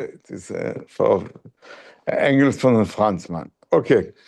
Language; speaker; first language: Dutch; non-native, learner; French